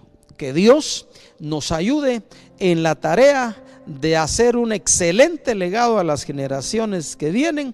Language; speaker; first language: Spanish; native; Spanish